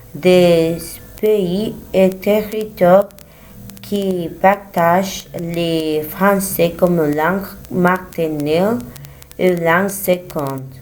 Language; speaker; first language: French; non-native, learner; Spanish